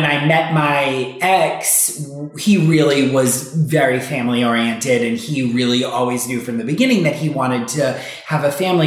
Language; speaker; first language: English; native; English